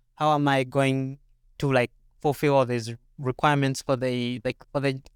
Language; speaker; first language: English; non-native, local second language; Ganda